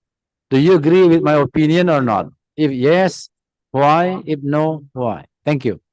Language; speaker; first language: English; non-native, fluent; Indonesian